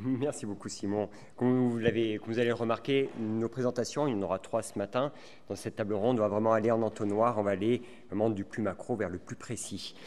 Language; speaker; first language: French; native; French